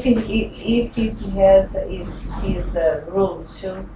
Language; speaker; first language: English; non-native, learner; Portuguese